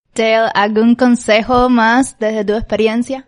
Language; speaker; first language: Spanish; native; Spanish